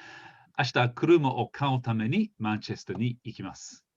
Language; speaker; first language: Japanese; non-native, fluent; English